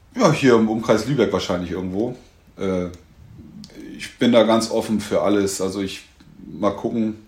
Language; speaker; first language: German; native; German